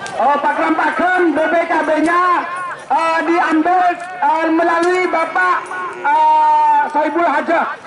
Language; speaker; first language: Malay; non-native, local second language; Madurese